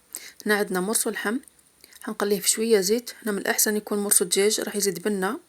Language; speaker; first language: Arabic; native; Arabic